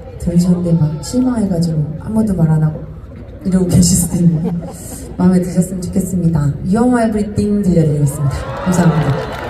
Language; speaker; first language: Korean; native; Korean